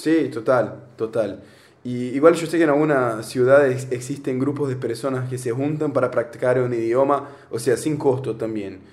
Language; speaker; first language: Spanish; native; Spanish